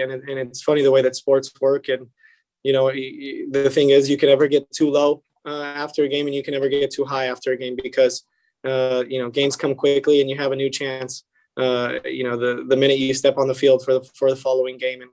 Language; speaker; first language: English; early bilingual, other home language; Spanish